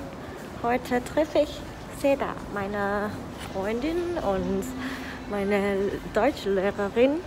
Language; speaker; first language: German; non-native, learner; Korean